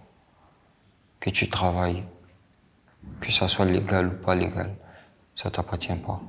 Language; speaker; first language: French; non-native, local second language; Bambara